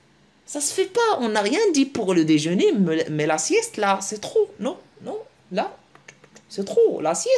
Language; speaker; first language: French; early bilingual, other home language; Arabic